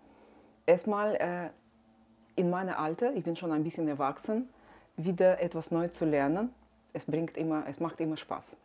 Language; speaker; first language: German; non-native, fluent; Russian